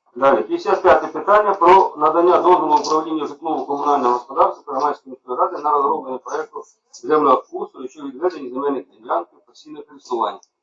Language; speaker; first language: Ukrainian; native; Ukrainian